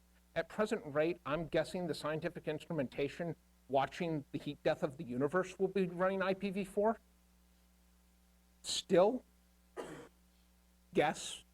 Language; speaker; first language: English; native; English